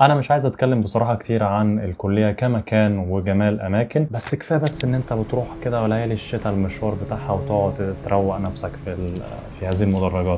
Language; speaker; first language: Arabic; native; Arabic